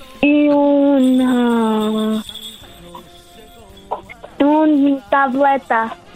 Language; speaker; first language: Spanish; early bilingual, other home language; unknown